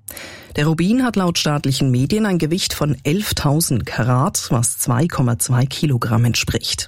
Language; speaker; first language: German; native; German